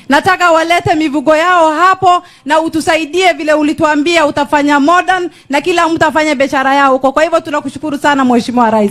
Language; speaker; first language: Swahili; non-native, local second language; Somali